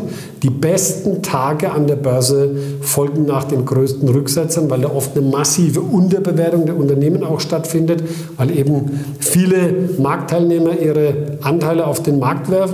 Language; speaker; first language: German; native; German